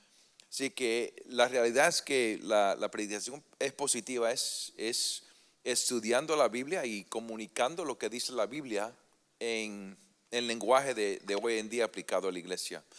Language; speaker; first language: Spanish; early bilingual, heritage; Spanish